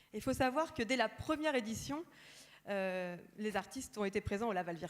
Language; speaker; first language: French; native; French